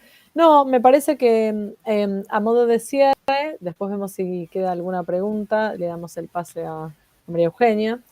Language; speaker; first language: Spanish; native; Spanish